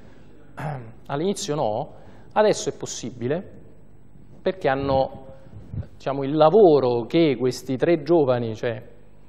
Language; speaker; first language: Italian; native; Italian